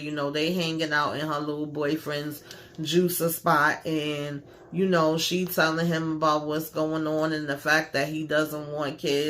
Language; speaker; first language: English; native; English